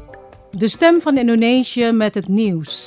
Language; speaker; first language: Dutch; non-native, fluent; Indonesian